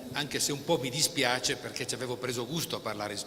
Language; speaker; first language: Italian; native; Italian